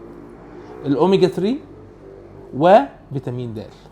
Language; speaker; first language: Arabic; native; Arabic